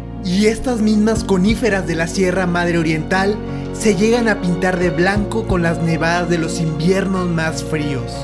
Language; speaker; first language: Spanish; native; Spanish